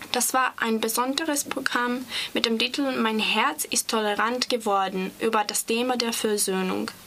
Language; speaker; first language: German; non-native, fluent; Serbian